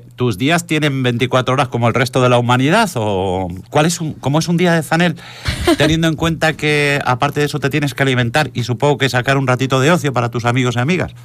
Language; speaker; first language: Spanish; native; Spanish